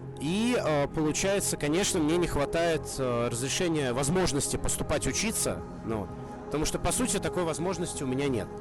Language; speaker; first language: Russian; native; Russian